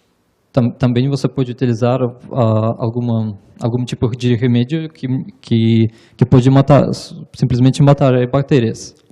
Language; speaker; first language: Portuguese; non-native, learner; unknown